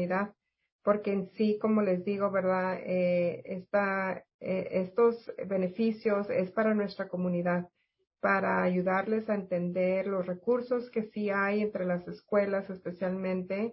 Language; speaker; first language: Spanish; native; Spanish